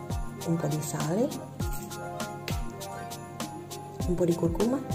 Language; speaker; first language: Italian; non-native, learner; Indonesian